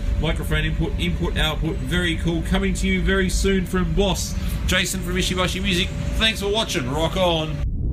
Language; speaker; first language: English; native; English